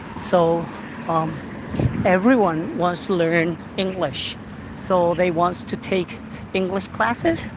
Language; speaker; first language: English; non-native, fluent; Korean